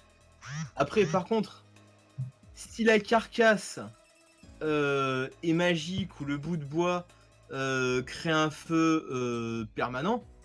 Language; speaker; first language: French; native; French